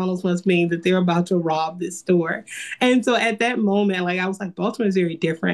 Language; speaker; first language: English; native; English